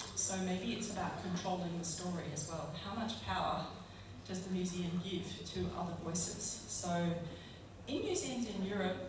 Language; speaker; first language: English; native; English